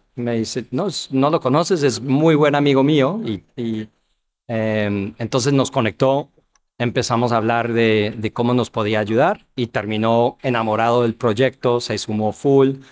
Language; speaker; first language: Spanish; non-native, fluent; English